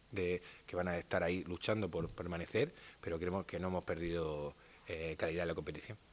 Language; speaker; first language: Spanish; native; Spanish